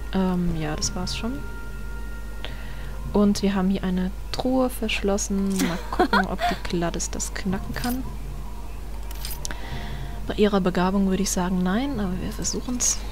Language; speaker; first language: German; native; German